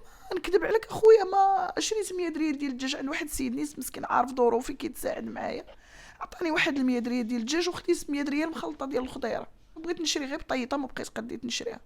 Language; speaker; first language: Arabic; native; Arabic